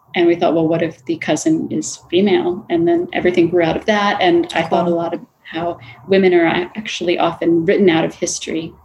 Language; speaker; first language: English; native; English